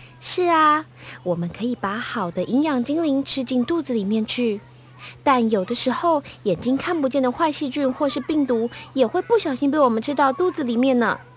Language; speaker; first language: Chinese; non-native, local second language; Min Nan Chinese